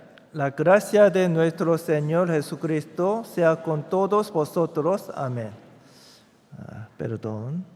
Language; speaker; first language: Spanish; non-native, fluent; Korean